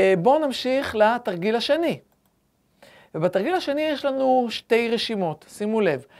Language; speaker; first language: Hebrew; native; Hebrew